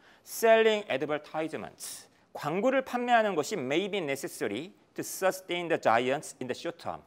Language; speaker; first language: English; non-native, fluent; Korean